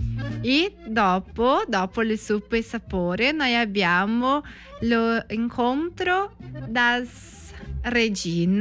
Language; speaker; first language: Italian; non-native, learner; Portuguese